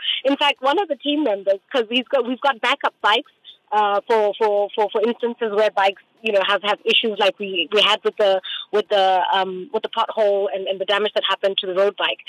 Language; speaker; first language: English; non-native, local second language; Tswana